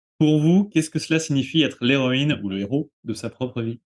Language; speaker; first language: French; native; French